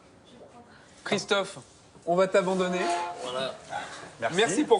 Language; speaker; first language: French; native; French